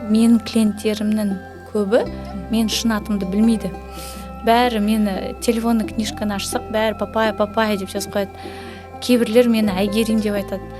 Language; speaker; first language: Kazakh; non-native, local second language; Russian